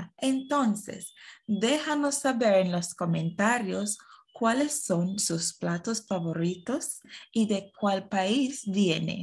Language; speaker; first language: Spanish; non-native, fluent; English